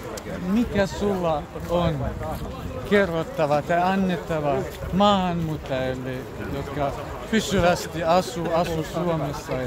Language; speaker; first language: Finnish; non-native, learner; Central Kurdish